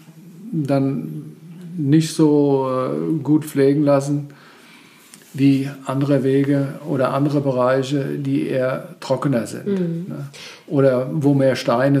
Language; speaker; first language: German; native; German